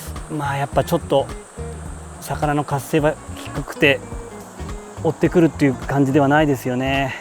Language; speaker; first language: Japanese; native; Japanese